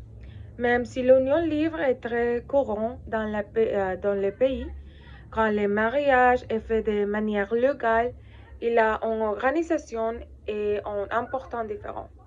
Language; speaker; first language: French; non-native, learner; Spanish